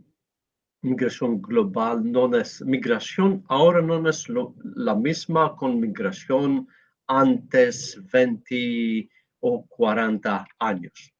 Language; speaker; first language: Spanish; non-native, learner; Greek